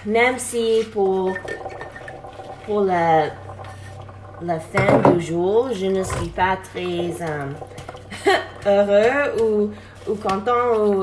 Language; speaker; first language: French; non-native, learner; English